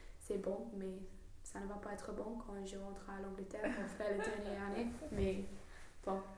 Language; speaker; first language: French; non-native, learner; English